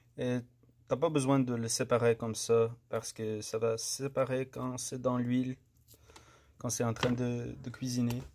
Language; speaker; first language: French; non-native, fluent; English